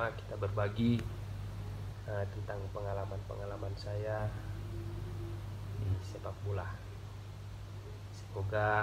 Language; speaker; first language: Indonesian; non-native, local second language; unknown